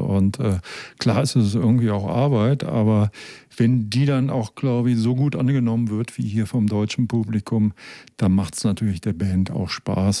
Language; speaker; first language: German; native; German